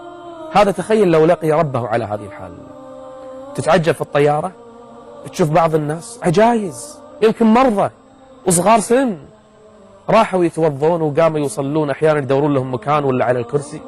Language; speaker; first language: Arabic; native; Arabic